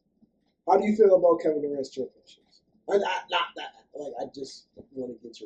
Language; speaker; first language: English; native; English